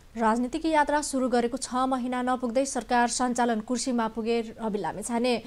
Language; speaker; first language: Nepali; non-native, local second language; Maithili